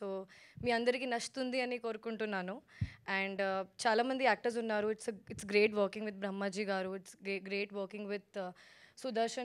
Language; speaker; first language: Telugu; non-native, local second language; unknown